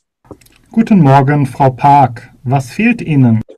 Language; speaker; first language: German; non-native, learner; Korean